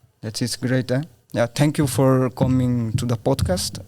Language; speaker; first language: English; non-native, learner; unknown